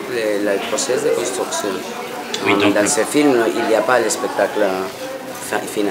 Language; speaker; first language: French; non-native, fluent; Spanish